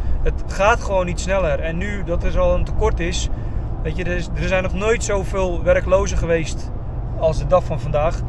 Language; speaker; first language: Dutch; native; Dutch